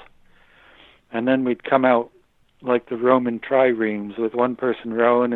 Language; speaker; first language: English; native; English